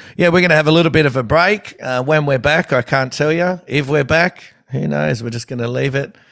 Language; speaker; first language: English; native; English